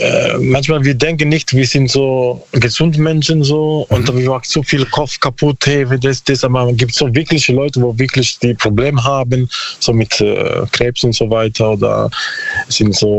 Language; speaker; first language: German; non-native, learner; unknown